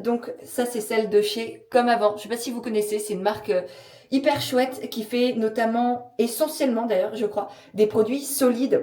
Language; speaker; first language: French; native; French